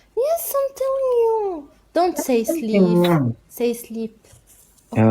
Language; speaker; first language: English; non-native, learner; Arabic